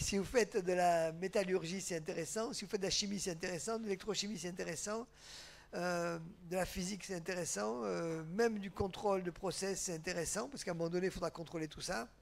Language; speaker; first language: French; native; French